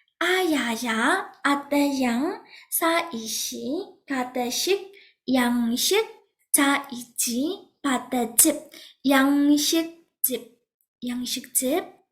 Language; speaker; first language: Korean; non-native, fluent; Burmese